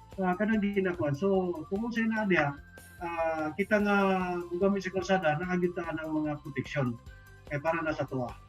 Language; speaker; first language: Cebuano; native; Cebuano